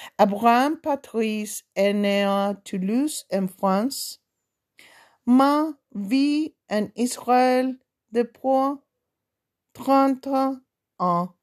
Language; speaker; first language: French; non-native, learner; Spanish